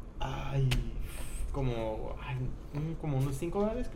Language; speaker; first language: Spanish; native; Spanish